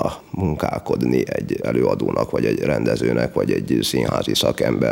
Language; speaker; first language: Hungarian; native; Hungarian